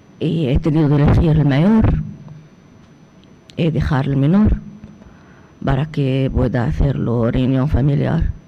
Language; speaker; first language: Spanish; non-native, fluent; Arabic